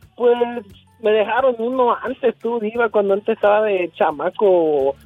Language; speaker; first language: Spanish; native; Spanish